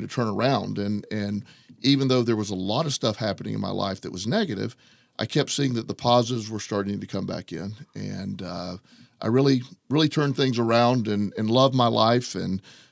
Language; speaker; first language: English; native; English